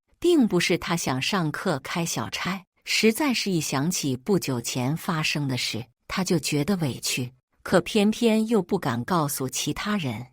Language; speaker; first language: Chinese; native; Chinese